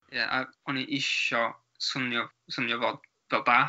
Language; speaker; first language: Welsh; non-native, learner; English